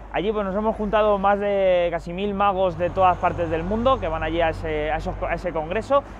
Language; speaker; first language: Spanish; native; Spanish